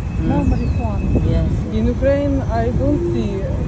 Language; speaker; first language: English; non-native, learner; Ukrainian